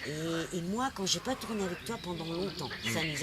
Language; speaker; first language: French; native; French